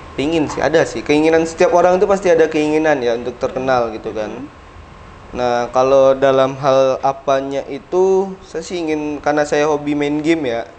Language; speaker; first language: Indonesian; non-native, local second language; Minangkabau